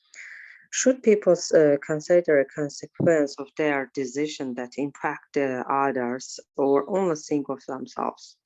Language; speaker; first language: English; non-native, learner; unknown